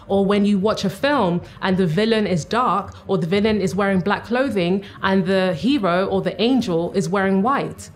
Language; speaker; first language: English; native; English